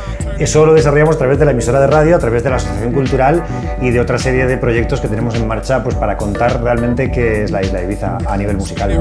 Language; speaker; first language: Spanish; native; Spanish